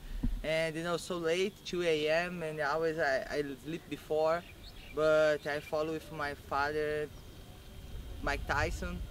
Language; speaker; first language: English; non-native, learner; Portuguese